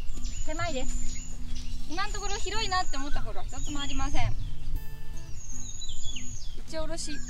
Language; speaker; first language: Japanese; native; Japanese